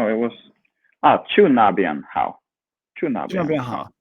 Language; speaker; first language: Chinese; non-native, learner; Swedish